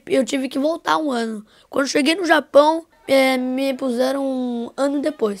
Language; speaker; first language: Portuguese; early bilingual, heritage; Portuguese